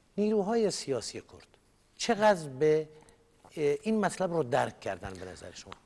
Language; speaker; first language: Persian; non-native, local second language; Kurdish